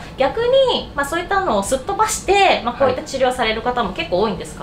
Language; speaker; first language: Japanese; native; Japanese